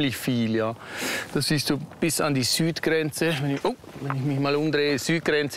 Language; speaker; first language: German; native; German